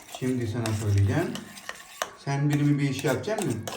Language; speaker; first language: Turkish; native; Turkish